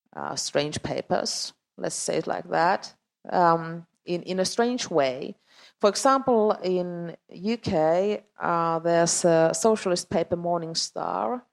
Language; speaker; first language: English; non-native, fluent; Finnish